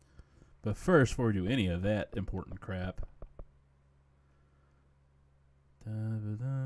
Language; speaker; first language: English; native; English